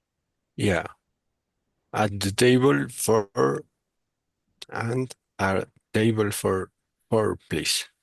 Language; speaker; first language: English; non-native, learner; Spanish